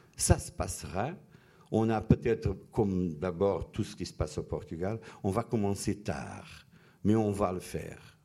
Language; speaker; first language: French; non-native, fluent; Portuguese